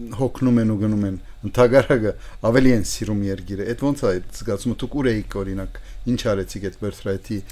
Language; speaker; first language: Armenian; early bilingual, heritage; Armenian